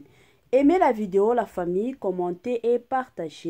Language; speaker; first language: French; non-native, local second language; Lingala